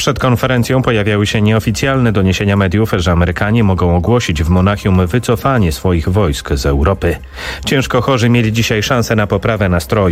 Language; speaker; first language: Polish; native; Polish